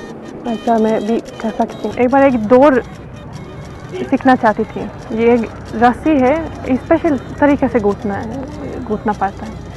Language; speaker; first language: Hindi; non-native, learner; Swedish